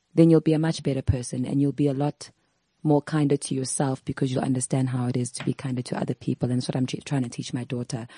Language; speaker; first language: English; non-native, local second language; Zulu